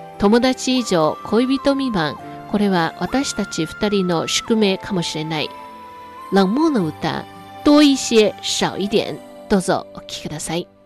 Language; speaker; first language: Japanese; non-native, fluent; Chinese